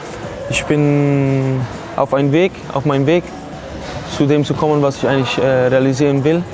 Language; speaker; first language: German; non-native, fluent; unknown